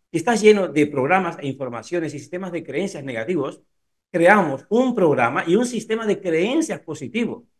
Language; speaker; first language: Spanish; native; Spanish